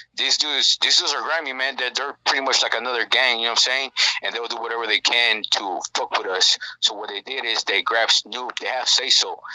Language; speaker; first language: English; native; English